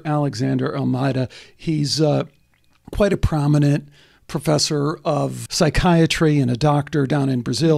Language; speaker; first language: English; native; English